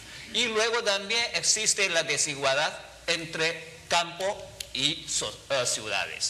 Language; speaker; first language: Spanish; non-native, fluent; Chinese